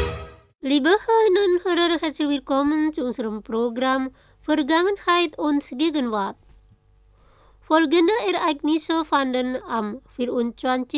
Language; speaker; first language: German; non-native, fluent; Indonesian